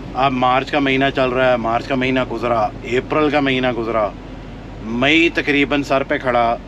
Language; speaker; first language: Urdu; non-native, local second language; Punjabi